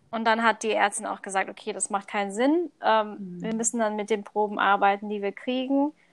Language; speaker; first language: German; early bilingual, other home language; Thai